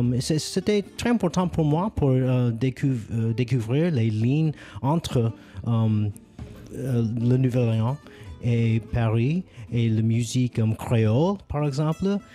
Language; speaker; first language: French; non-native, learner; English